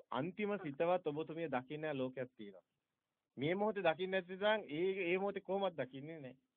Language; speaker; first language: Sinhala; native; Sinhala